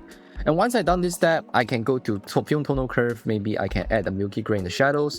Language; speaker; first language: English; non-native, fluent; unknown